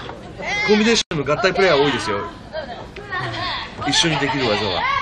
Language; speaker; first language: Japanese; native; Japanese